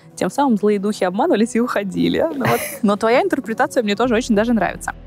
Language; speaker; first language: Russian; native; Russian